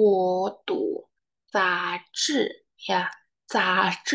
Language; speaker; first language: Chinese; non-native, learner; Indonesian